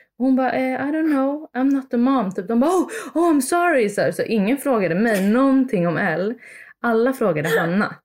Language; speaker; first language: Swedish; early bilingual, other home language; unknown